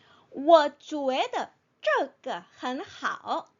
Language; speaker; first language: Chinese; non-native, fluent; Korean